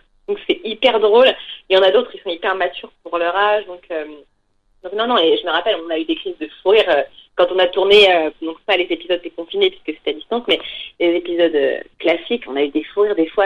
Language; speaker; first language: French; native; French